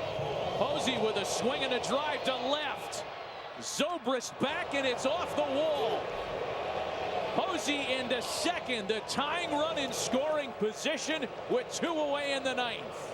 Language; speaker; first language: English; native; English